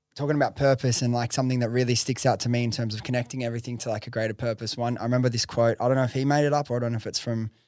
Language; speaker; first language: English; native; English